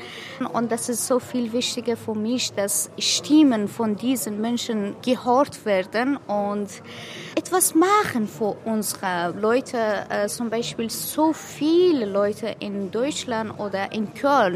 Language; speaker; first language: German; non-native, learner; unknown